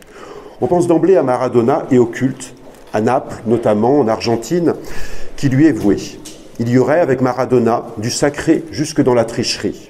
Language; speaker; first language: French; native; French